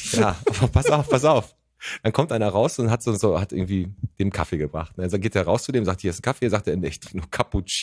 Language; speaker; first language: German; native; German